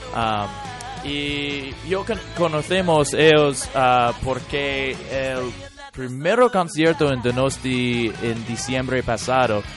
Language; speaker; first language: Spanish; non-native, learner; English